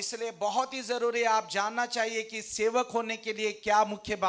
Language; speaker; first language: Hindi; native; Hindi